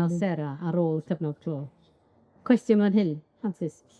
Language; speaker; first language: Welsh; native; Welsh